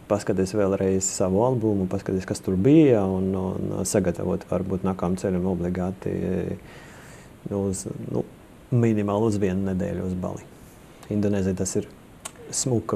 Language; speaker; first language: Latvian; non-native, local second language; Russian